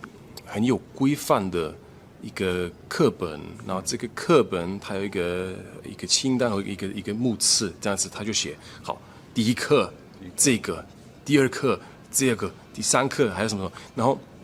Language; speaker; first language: Chinese; non-native, fluent; German